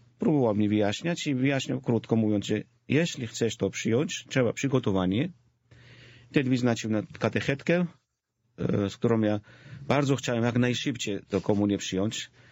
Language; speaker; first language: Polish; non-native, fluent; Georgian